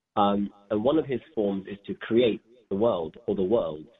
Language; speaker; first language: English; native; English